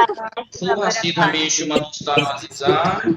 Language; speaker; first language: Persian; non-native, fluent; Urdu